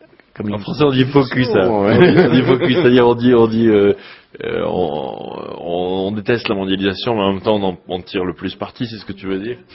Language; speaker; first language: French; native; French